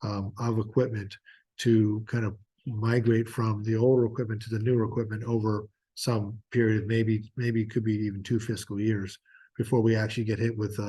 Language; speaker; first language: English; native; English